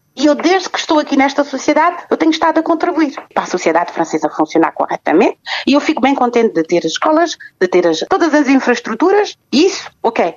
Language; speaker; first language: Portuguese; non-native, local second language; Kabuverdianu